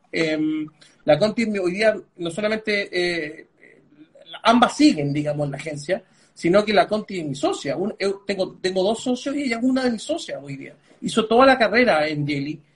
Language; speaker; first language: Spanish; early bilingual, other home language; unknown